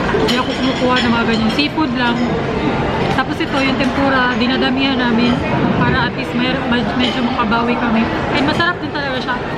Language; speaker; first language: Filipino; non-native, local second language; Cebuano